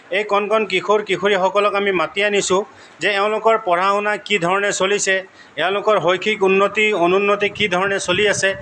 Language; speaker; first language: Assamese; non-native, local second language; Bangla